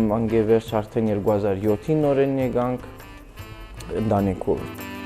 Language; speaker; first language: Armenian; early bilingual, heritage; Armenian